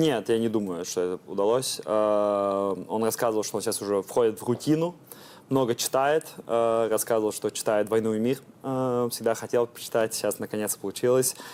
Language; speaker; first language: Russian; early bilingual, heritage; Russian